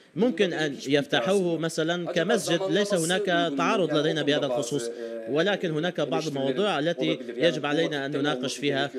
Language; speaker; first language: Arabic; non-native, fluent; Turkish